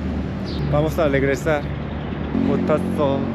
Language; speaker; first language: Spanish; non-native, learner; Korean